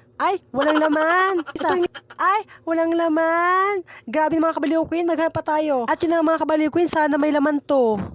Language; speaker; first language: Filipino; non-native, local second language; Hiligaynon